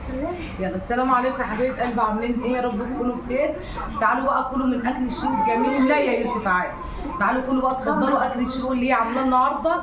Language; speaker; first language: Arabic; native; Arabic